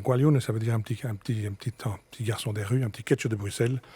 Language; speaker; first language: French; native; French